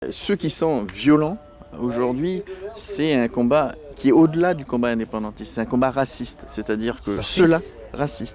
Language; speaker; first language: French; native; French